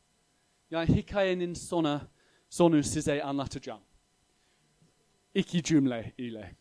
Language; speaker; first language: Turkish; non-native, fluent; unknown